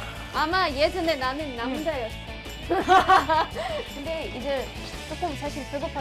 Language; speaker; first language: Korean; non-native, fluent; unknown